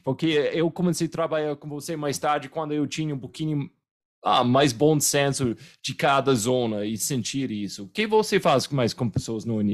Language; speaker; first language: Portuguese; non-native, fluent; English